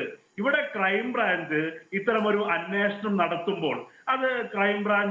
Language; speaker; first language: Malayalam; native; Malayalam